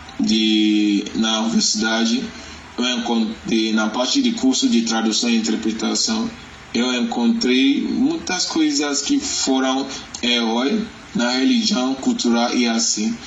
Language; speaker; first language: Portuguese; non-native, learner; Yoruba